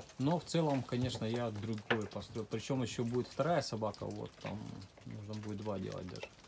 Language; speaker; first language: Russian; native; Russian